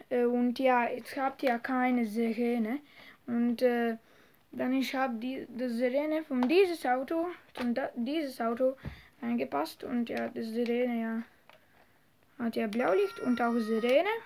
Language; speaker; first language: German; non-native, learner; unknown